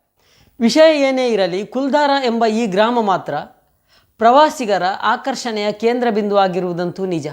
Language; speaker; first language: Kannada; native; Kannada